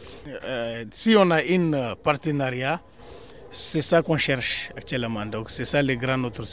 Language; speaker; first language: French; non-native, local second language; Tamasheq